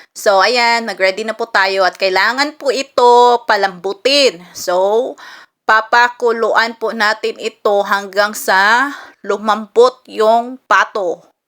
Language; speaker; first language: Filipino; non-native, local second language; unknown